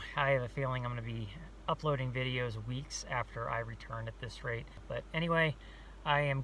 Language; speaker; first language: English; native; English